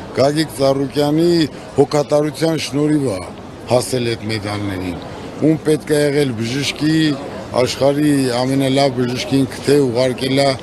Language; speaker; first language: Armenian; native; Armenian